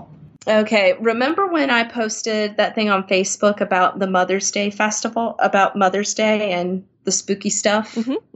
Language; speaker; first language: English; native; English